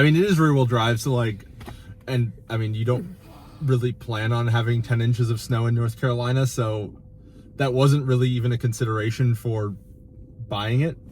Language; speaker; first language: English; native; English